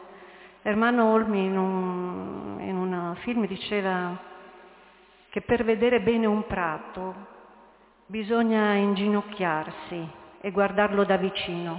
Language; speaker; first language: Italian; native; Italian